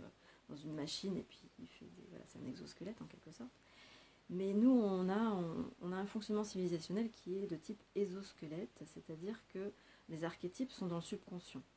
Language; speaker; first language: French; native; French